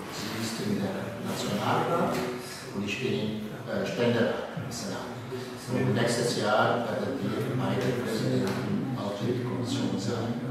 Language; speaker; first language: German; non-native, local second language; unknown